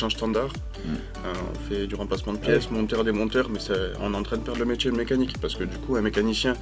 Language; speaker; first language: French; native; French